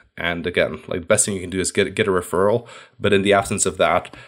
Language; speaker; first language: English; non-native, fluent; Hungarian